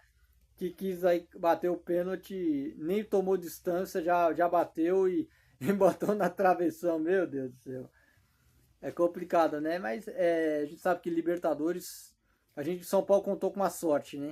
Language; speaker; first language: Portuguese; native; Portuguese